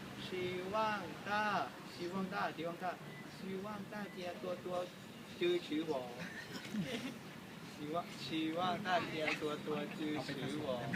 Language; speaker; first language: Chinese; non-native, learner; Thai